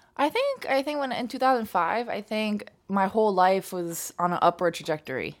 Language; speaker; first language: English; native; English